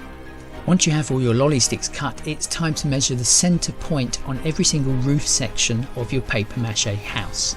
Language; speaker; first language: English; native; English